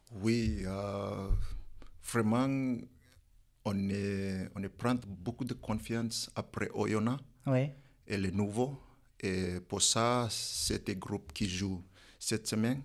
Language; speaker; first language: French; non-native, learner; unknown